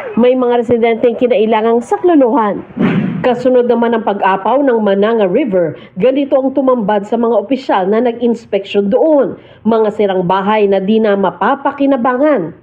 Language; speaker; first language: Filipino; native; Filipino